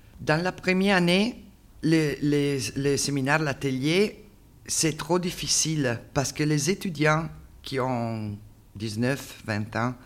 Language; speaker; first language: French; non-native, learner; Italian